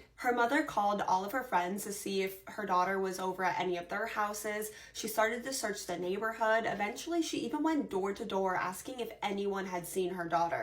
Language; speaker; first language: English; native; English